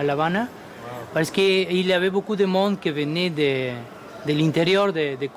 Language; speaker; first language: French; non-native, fluent; Spanish